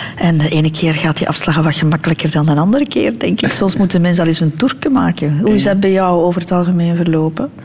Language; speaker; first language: Dutch; native; Dutch